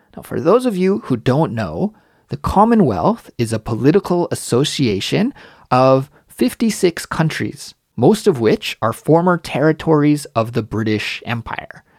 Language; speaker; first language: English; native; English